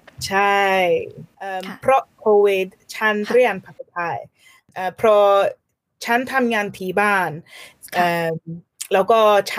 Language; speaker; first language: Thai; non-native, learner; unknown